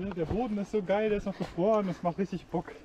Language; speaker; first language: German; native; German